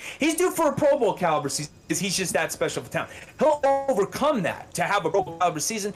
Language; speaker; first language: English; native; English